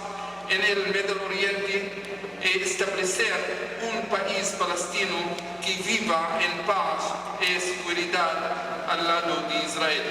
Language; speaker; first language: Spanish; non-native, fluent; Hebrew